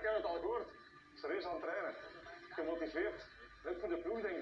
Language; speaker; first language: Dutch; native; Dutch